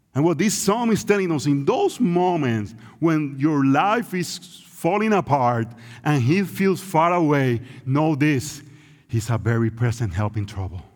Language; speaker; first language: English; non-native, local second language; Spanish